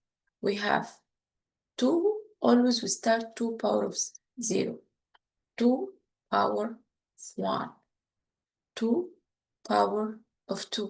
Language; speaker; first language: English; non-native, fluent; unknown